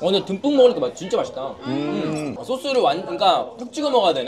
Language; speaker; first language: Korean; native; Korean